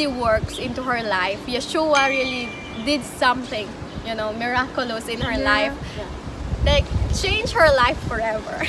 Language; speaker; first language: English; non-native, fluent; Filipino